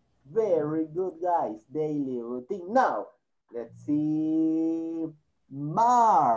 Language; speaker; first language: English; non-native, fluent; Spanish